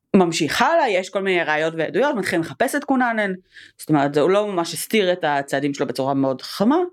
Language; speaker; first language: Hebrew; native; Hebrew